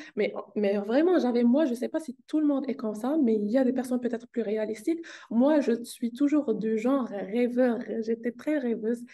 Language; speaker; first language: French; non-native, local second language; Arabic